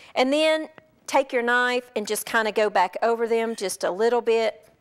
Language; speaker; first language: English; native; English